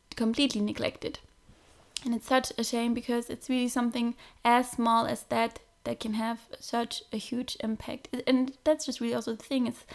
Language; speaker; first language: English; non-native, fluent; German